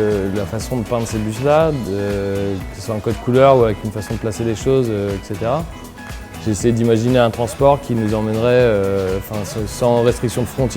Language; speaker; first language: French; native; French